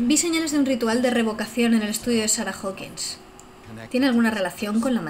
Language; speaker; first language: Spanish; native; Spanish